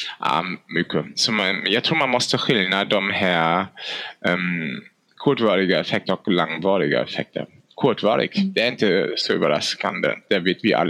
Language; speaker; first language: Swedish; non-native, fluent; German